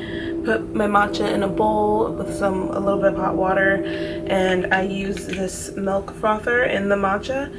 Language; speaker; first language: English; native; English